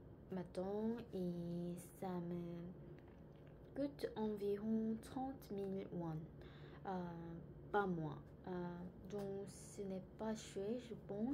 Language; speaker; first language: French; non-native, learner; Korean